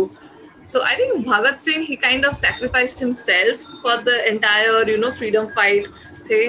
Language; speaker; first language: English; non-native, local second language; Bangla